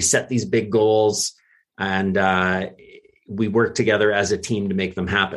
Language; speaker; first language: English; native; English